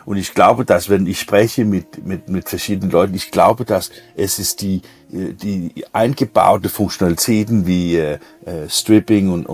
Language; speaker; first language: German; non-native, learner; Danish